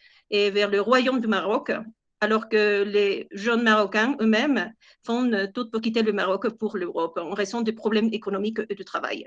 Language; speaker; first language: French; non-native, fluent; Spanish